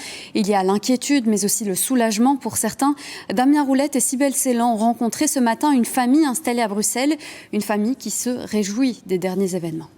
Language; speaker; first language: French; native; French